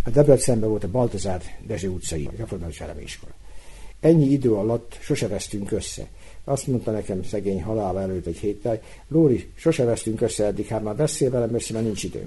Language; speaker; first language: Hungarian; native; Hungarian